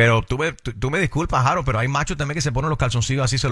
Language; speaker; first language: Spanish; native; Spanish